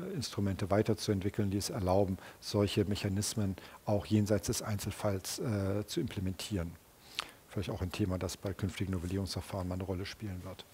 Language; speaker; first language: German; native; German